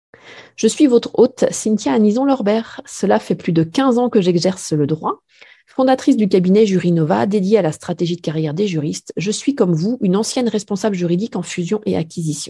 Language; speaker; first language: French; native; French